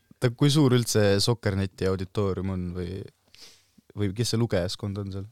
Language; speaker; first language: Estonian; native; Estonian